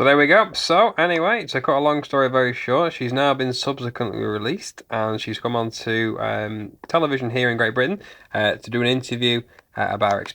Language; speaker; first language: English; native; English